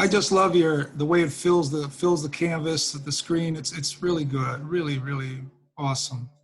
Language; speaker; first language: English; native; English